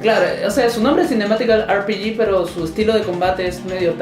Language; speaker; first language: Spanish; native; Spanish